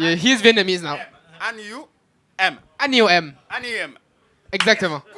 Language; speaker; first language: English; non-native, fluent; French